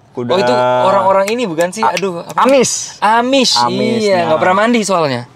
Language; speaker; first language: Indonesian; native; Indonesian